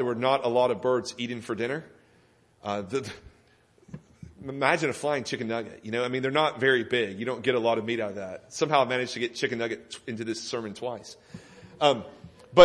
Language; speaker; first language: English; native; English